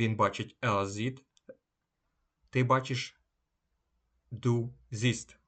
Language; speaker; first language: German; non-native, fluent; Ukrainian